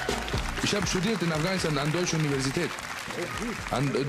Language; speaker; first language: German; non-native, fluent; Persian